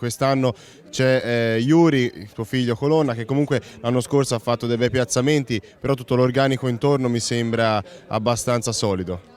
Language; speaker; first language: Italian; native; Italian